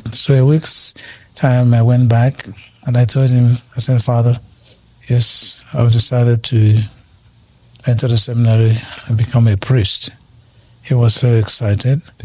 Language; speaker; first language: English; non-native, local second language; Igbo